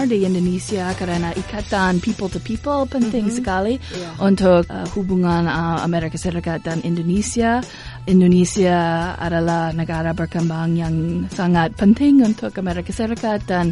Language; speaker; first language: Indonesian; non-native, fluent; English